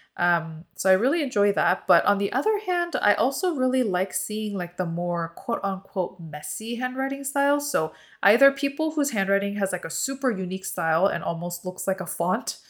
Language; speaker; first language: English; early bilingual, other home language; Korean